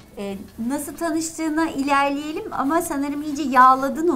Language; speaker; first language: Turkish; native; Turkish